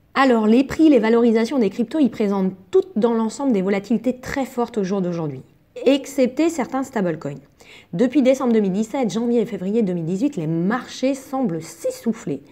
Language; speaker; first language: French; native; French